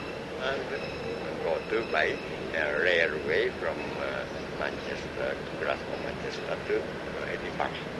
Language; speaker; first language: English; non-native, learner; Japanese